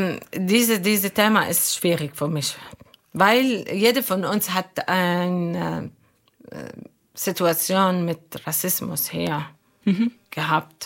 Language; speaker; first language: German; non-native, learner; Arabic